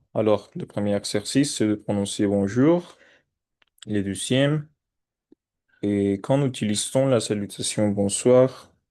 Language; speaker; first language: French; non-native, fluent; Spanish